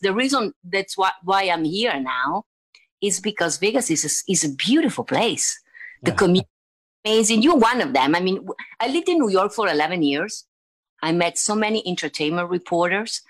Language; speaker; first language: English; non-native, fluent; Italian